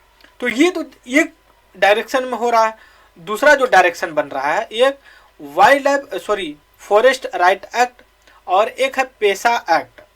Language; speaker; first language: Hindi; native; Hindi